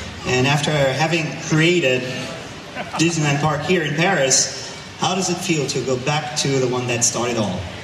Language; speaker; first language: English; non-native, fluent; French